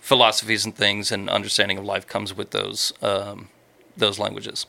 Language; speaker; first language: English; native; English